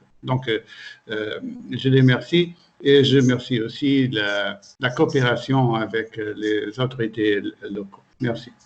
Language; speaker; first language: French; non-native, fluent; Portuguese